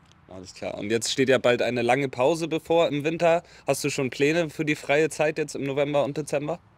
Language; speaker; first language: German; native; German